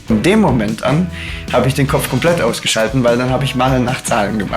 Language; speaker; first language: German; native; German